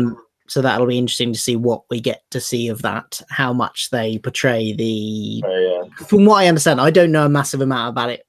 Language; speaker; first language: English; native; English